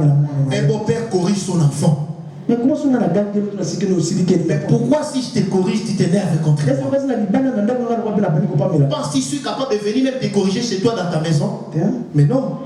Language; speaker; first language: French; non-native, local second language; Lingala